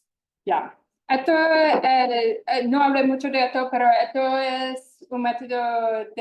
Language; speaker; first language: Spanish; non-native, fluent; English